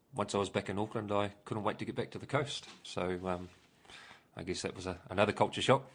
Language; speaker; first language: English; native; English